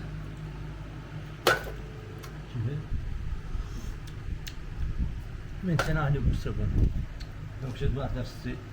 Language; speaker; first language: French; non-native, local second language; Arabic